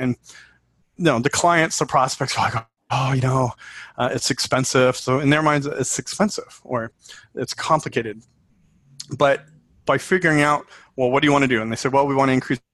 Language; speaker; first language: English; native; English